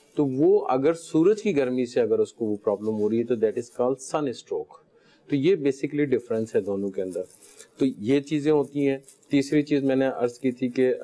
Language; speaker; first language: Urdu; native; Urdu